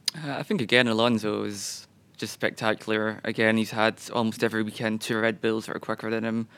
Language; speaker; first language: English; native; English